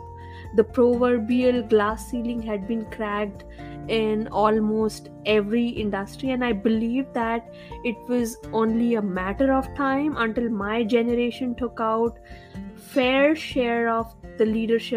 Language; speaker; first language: English; non-native, local second language; Hindi